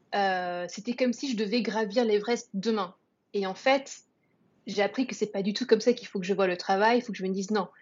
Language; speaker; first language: French; native; French